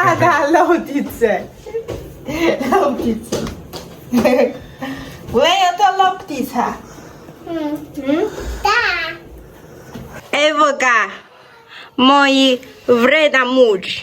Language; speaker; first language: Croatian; non-native, learner; Chinese